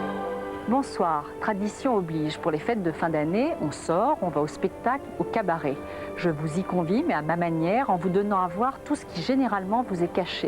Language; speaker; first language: French; native; French